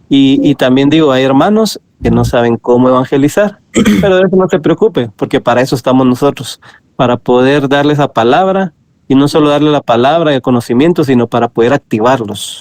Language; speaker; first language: Spanish; native; Spanish